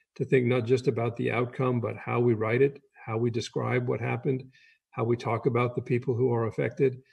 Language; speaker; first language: English; native; English